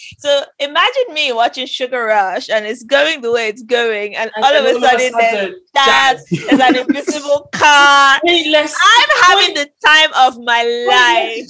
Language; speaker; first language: English; non-native, local second language; Yoruba